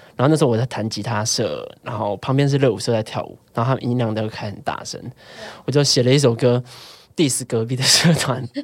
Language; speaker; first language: Chinese; non-native, local second language; Min Nan Chinese